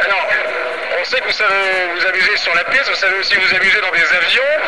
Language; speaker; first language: French; native; French